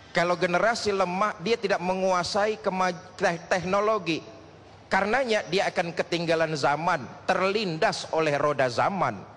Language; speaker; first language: Indonesian; native; Indonesian